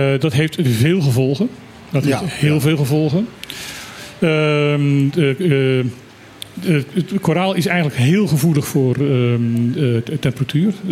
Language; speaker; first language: Dutch; non-native, local second language; Papiamento